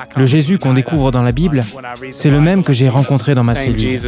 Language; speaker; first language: French; non-native, fluent; English